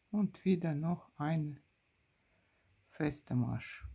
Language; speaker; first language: German; non-native, fluent; Russian